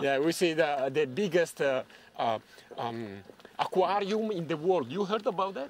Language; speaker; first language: English; non-native, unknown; Italian